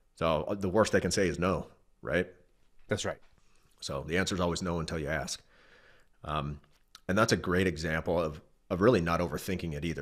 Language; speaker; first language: English; native; English